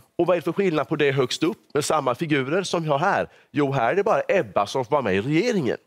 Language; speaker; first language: Swedish; native; Swedish